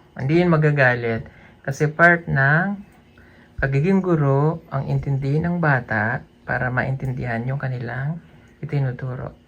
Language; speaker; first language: Filipino; non-native, local second language; Cebuano